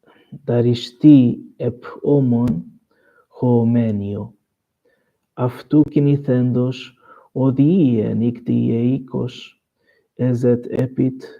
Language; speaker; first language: Greek; non-native, learner; Portuguese